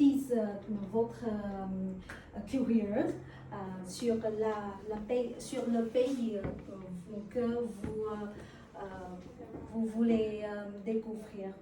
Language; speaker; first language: French; non-native, learner; Vietnamese